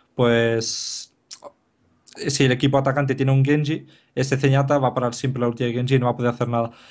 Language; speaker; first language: Spanish; non-native, fluent; Bulgarian